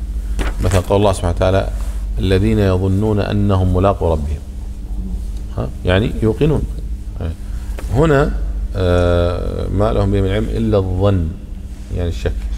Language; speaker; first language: Arabic; native; Arabic